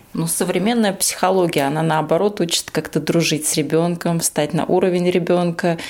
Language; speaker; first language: Russian; native; Russian